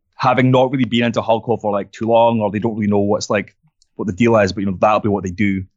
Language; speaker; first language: English; non-native, fluent; French